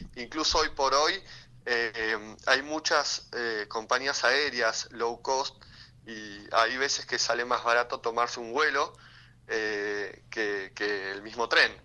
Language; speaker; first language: Spanish; native; Spanish